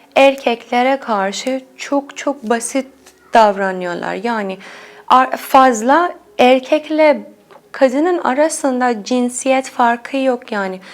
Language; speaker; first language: Turkish; non-native, fluent; Persian